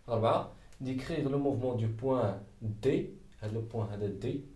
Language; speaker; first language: French; non-native, local second language; Arabic